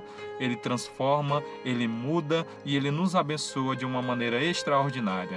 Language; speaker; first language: Portuguese; native; Portuguese